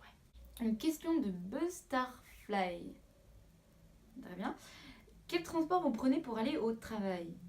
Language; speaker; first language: French; native; French